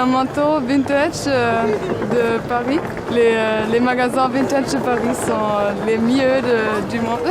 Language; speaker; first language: French; non-native, learner; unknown